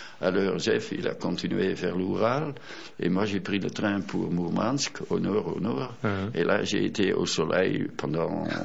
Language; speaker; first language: French; non-native, fluent; Dutch